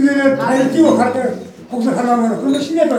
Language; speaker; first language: Korean; native; Korean